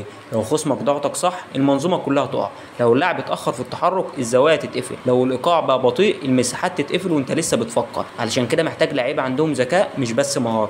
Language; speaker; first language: Arabic; native; Arabic